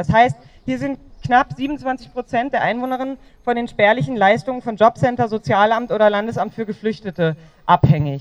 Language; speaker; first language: German; native; German